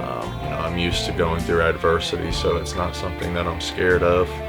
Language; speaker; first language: English; native; English